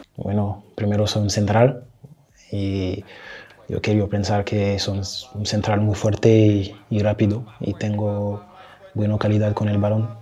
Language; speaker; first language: Spanish; non-native, learner; French